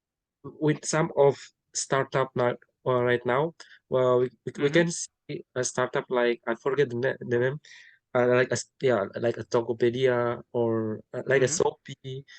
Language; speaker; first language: English; non-native, learner; Indonesian